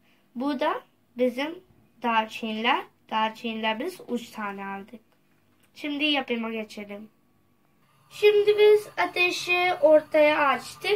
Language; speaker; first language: Turkish; non-native, fluent; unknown